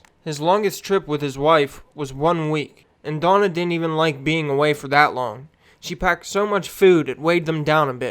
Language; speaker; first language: English; native; English